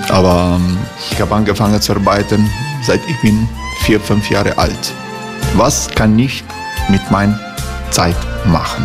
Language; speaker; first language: German; non-native, learner; Croatian